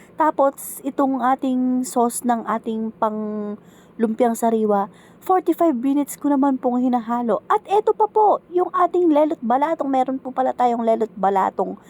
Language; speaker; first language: Filipino; native; Filipino